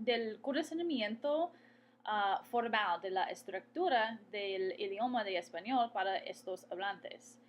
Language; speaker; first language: Spanish; non-native, fluent; English